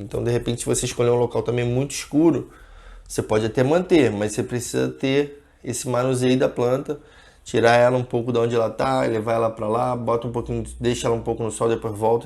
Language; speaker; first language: Portuguese; native; Portuguese